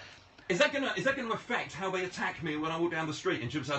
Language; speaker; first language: English; native; English